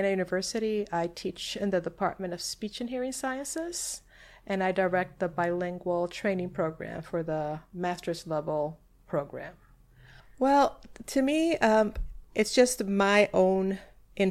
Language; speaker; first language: English; non-native, fluent; Spanish